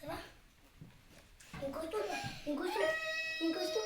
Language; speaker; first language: French; native; French